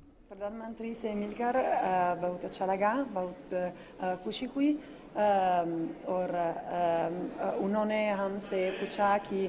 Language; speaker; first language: Hindi; non-native, fluent; Italian